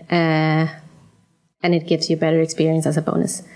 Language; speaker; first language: English; non-native, fluent; Swedish